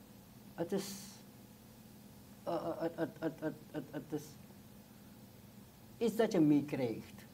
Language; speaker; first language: Dutch; non-native, local second language; Sranan Tongo